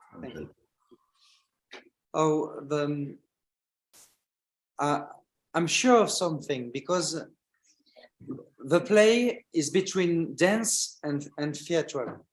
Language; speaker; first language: English; non-native, learner; French